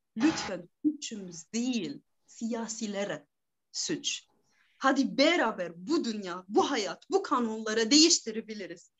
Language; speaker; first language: Turkish; non-native, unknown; Arabic